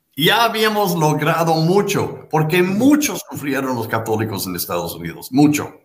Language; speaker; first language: Spanish; non-native, fluent; English